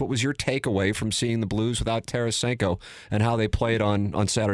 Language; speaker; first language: English; native; English